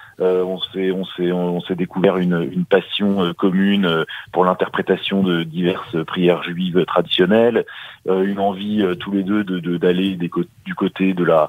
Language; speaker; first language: French; native; French